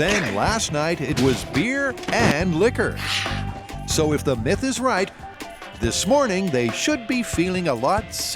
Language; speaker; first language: English; native; English